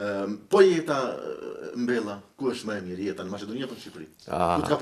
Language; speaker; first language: Albanian; native; Albanian